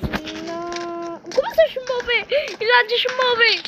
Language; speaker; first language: French; native; French